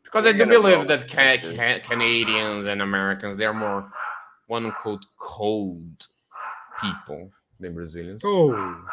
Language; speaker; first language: English; non-native, fluent; Portuguese